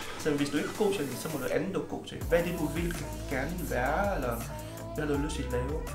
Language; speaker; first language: Danish; early bilingual, other home language; Vietnamese